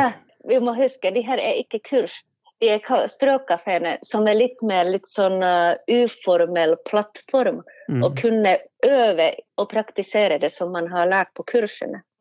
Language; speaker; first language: Norwegian; non-native, fluent; Finnish